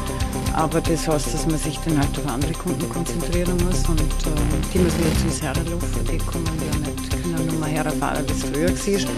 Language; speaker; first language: German; native; German